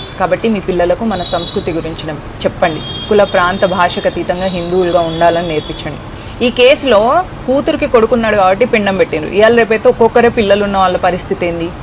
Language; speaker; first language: Telugu; native; Telugu